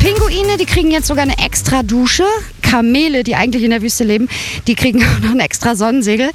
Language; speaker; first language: German; native; German